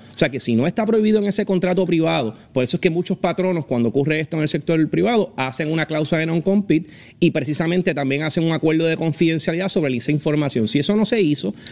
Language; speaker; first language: Spanish; native; Spanish